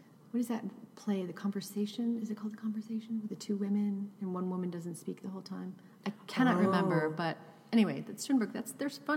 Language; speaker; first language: English; native; English